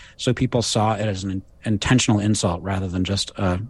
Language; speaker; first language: English; native; English